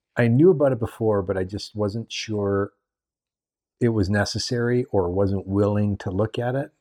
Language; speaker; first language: English; native; English